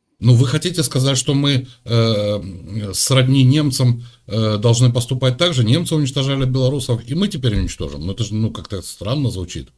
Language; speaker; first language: Russian; native; Russian